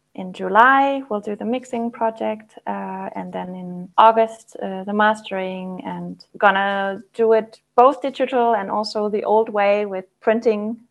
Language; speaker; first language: English; non-native, fluent; German